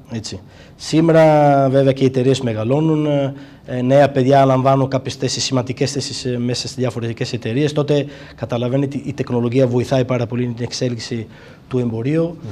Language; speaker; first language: Greek; non-native, fluent; Italian